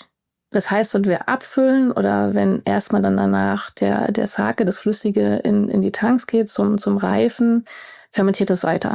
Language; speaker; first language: German; native; German